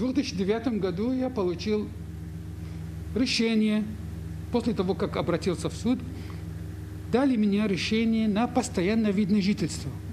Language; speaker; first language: Russian; non-native, fluent; Arabic